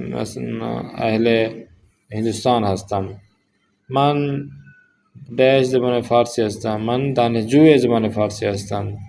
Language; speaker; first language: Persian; non-native, fluent; Urdu